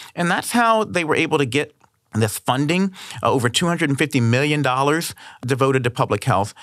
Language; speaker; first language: English; native; English